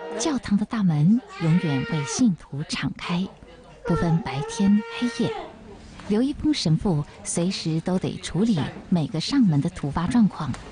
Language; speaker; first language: Chinese; native; Chinese